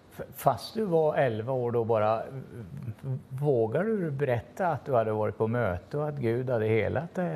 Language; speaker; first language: Swedish; native; Swedish